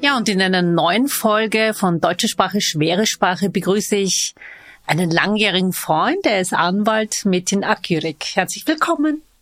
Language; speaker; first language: German; early bilingual, other home language; Turkish